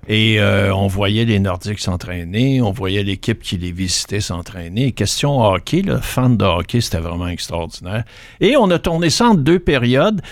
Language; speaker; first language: French; native; French